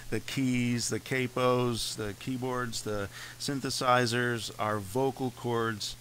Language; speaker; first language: English; native; English